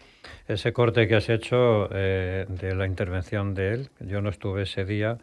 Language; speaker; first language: Spanish; native; Spanish